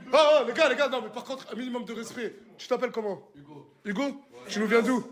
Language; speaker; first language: French; native; French